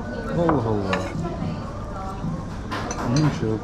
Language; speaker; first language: Turkish; native; Turkish